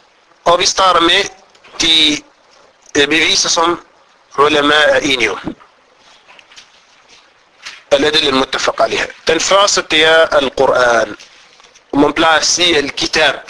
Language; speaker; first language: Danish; non-native, fluent; Arabic